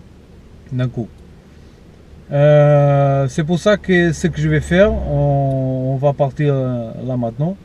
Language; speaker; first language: French; non-native, fluent; Portuguese